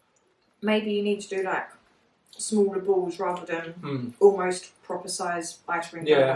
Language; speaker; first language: English; native; English